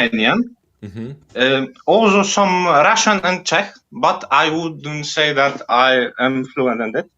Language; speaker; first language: English; non-native, fluent; Polish